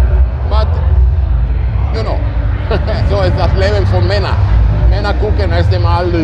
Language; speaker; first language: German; non-native, fluent; Italian